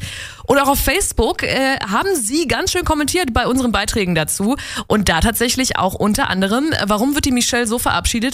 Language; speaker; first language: German; native; German